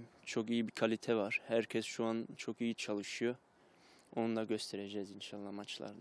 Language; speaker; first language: Turkish; early bilingual, heritage; Turkish